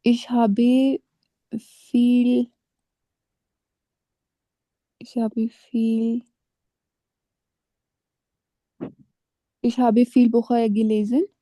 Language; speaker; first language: German; non-native, learner; Urdu